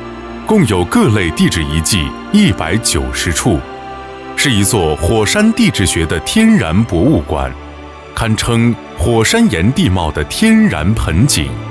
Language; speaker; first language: Chinese; native; Chinese